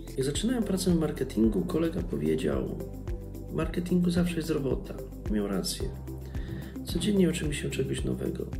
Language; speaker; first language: Polish; native; Polish